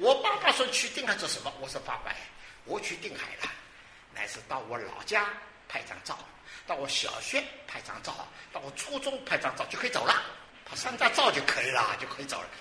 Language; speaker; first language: Chinese; non-native, local second language; Wu Chinese